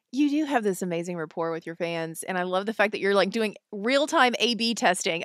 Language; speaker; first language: English; native; English